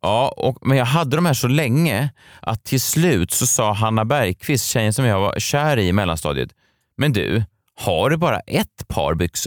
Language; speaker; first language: Swedish; native; Swedish